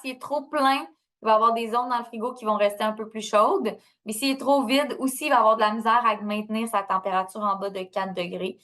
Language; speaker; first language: French; native; French